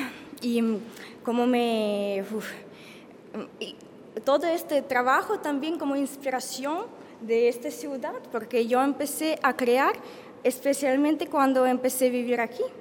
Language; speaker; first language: Spanish; non-native, learner; Ukrainian